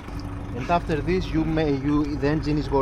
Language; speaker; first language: English; non-native, learner; Greek